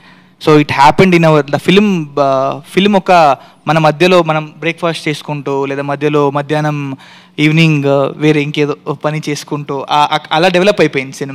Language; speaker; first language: Telugu; native; Telugu